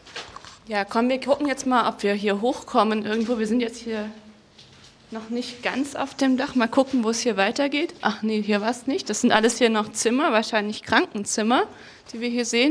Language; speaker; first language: German; native; German